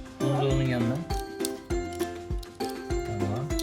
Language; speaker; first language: Turkish; native; Turkish